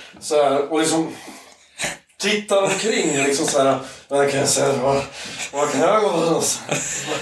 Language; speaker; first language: Swedish; native; Swedish